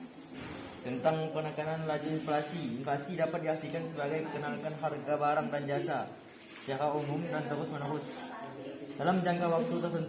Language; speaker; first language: Indonesian; native; Indonesian